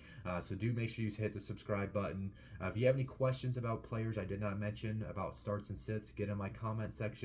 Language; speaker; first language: English; native; English